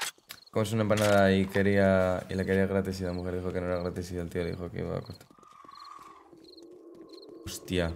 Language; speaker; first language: Spanish; native; Spanish